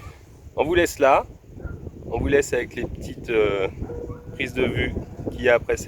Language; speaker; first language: French; native; French